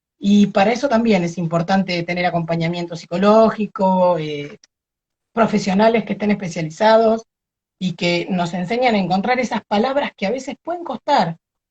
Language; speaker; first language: Spanish; native; Spanish